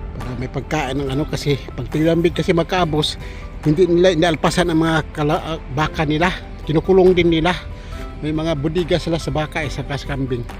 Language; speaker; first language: Filipino; non-native, local second language; Cebuano